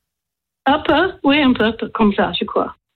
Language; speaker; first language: French; non-native, learner; English